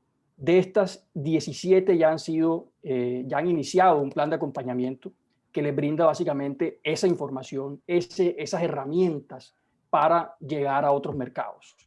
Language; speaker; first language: Spanish; native; Spanish